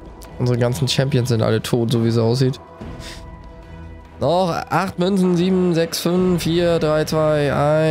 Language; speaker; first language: German; native; German